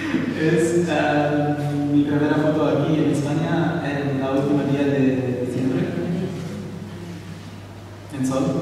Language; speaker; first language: Spanish; non-native, learner; Arabic